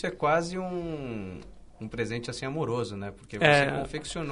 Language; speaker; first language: Portuguese; native; Portuguese